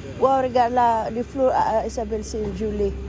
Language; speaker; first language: French; non-native, learner; Filipino